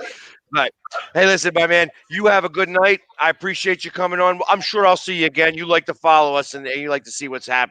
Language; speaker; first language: English; native; English